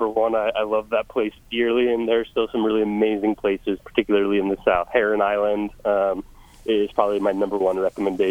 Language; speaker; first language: English; native; English